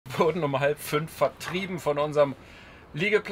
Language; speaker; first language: German; native; German